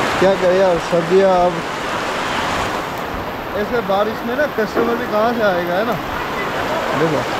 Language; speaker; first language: Hindi; non-native, local second language; Nepali